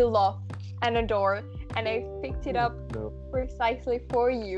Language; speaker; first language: English; non-native, fluent; Spanish